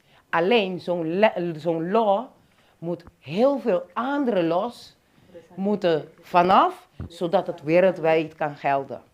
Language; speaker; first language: Dutch; non-native, local second language; Papiamento